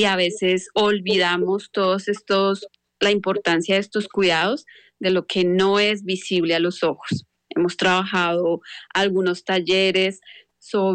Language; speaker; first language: Spanish; native; Spanish